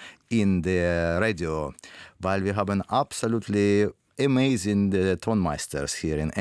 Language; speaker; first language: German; non-native, learner; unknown